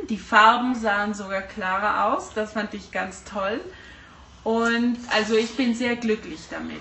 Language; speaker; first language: German; early bilingual, heritage; German